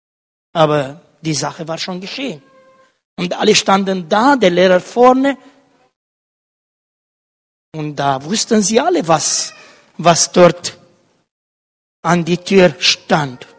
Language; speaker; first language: German; non-native, fluent; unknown